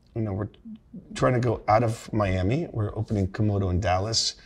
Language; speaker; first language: English; native; English